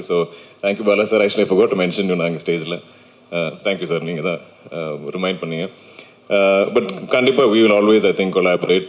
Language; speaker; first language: Tamil; non-native, local second language; Malayalam